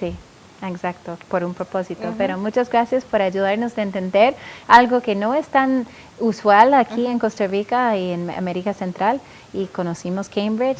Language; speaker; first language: Spanish; non-native, fluent; English